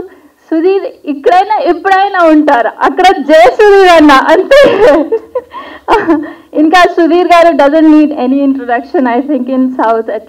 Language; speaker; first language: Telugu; non-native, learner; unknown